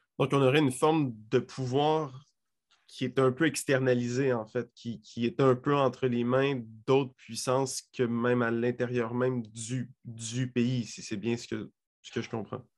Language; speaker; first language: French; native; French